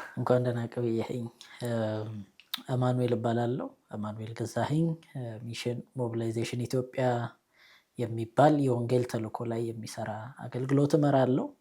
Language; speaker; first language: Amharic; native; Amharic